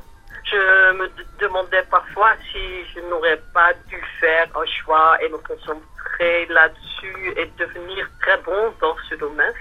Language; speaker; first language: French; non-native, fluent; Dutch